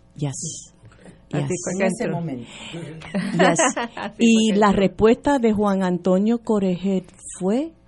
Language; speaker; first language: Spanish; early bilingual, heritage; Spanish